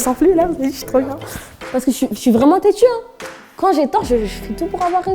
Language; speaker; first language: French; early bilingual, other home language; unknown